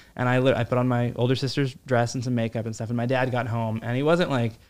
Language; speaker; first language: English; native; English